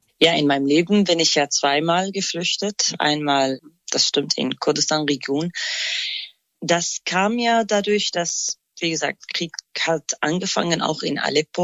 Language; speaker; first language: German; non-native, fluent; Kurdish